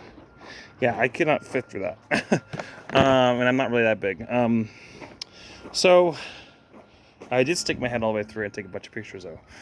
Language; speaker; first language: English; native; English